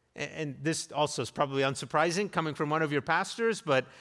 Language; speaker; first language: English; native; English